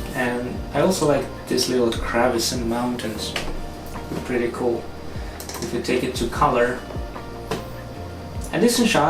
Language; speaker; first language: English; non-native, fluent; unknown